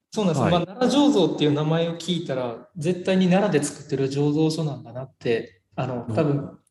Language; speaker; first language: Japanese; native; Japanese